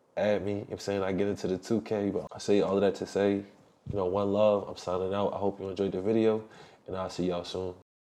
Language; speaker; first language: English; native; English